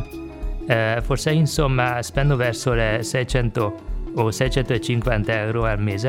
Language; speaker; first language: Italian; non-native, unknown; Hungarian